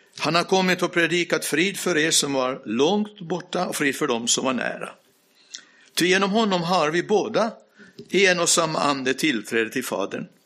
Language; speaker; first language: Swedish; native; Swedish